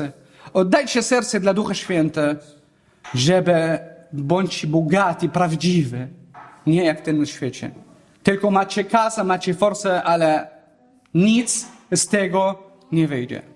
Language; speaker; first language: Polish; non-native, learner; Arabic